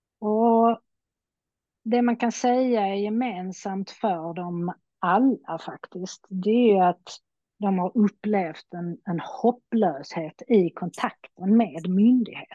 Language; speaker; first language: Swedish; native; Swedish